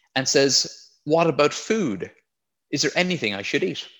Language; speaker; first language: English; native; English